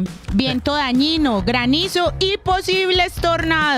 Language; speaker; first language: Spanish; native; Spanish